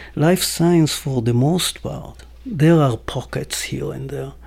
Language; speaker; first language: English; non-native, fluent; Hebrew